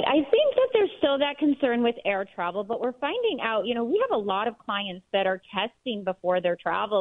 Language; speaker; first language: English; native; English